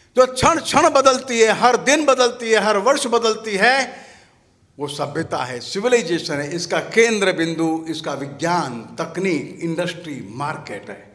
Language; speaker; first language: Hindi; native; Hindi